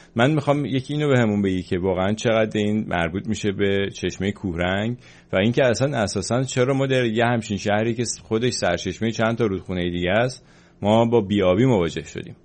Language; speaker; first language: Persian; native; Persian